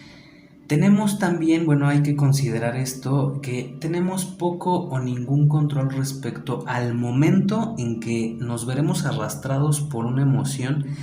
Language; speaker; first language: Spanish; native; Spanish